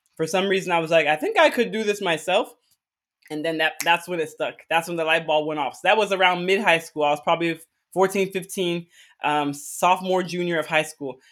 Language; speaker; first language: English; early bilingual, other home language; Akan